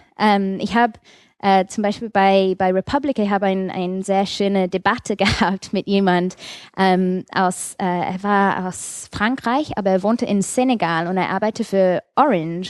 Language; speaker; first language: German; non-native, fluent; English